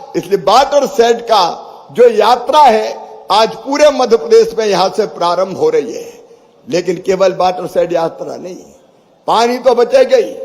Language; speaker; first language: Hindi; native; Hindi